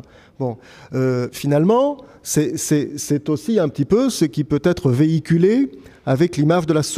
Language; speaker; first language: French; native; French